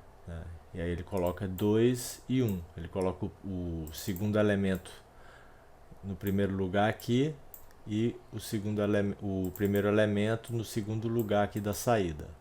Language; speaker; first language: Portuguese; native; Portuguese